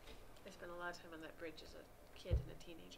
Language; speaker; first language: English; native; English